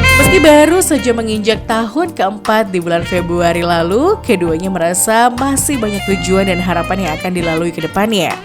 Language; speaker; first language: Indonesian; native; Indonesian